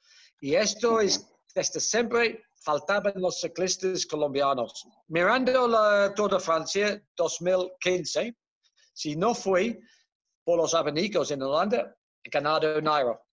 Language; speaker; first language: Spanish; non-native, fluent; Dutch